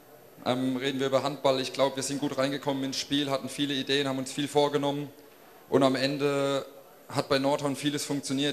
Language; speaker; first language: German; native; German